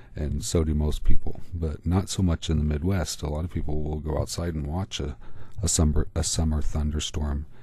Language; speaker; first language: English; native; English